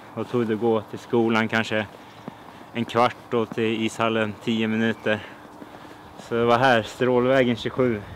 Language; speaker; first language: Swedish; native; Swedish